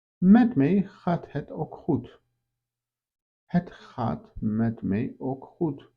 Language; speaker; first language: Dutch; non-native, fluent; Turkish